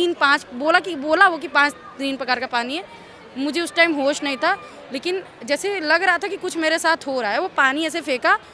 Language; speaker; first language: Hindi; native; Hindi